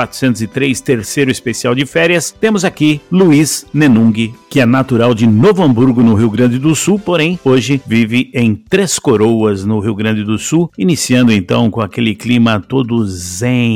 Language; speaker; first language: Portuguese; native; Portuguese